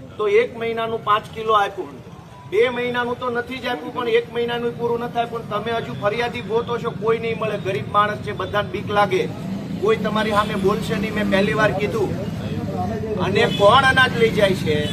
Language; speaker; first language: Gujarati; native; Gujarati